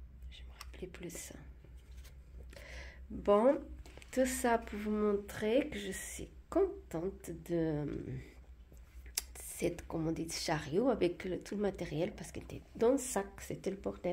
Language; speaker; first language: French; non-native, fluent; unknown